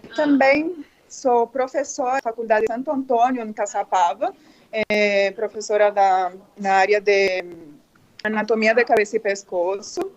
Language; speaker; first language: Portuguese; non-native, fluent; Spanish